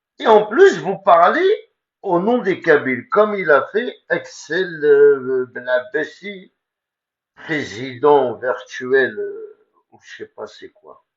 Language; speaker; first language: French; non-native, local second language; Kabyle